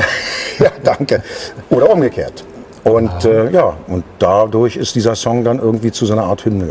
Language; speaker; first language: German; native; German